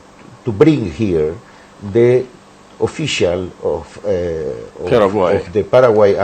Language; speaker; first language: English; non-native, learner; Spanish